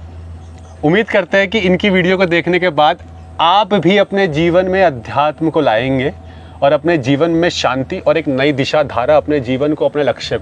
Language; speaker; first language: Hindi; native; Hindi